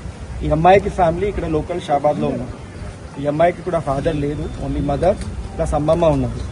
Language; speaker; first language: Telugu; non-native, local second language; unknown